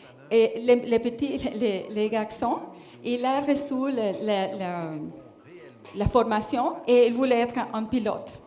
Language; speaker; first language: French; non-native, fluent; Spanish